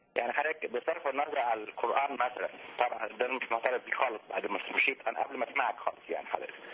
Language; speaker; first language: Arabic; native; Arabic